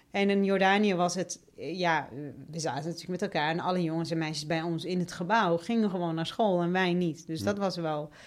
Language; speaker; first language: Dutch; non-native, fluent; Arabic